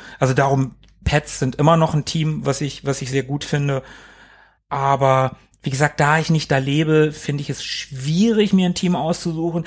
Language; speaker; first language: German; native; German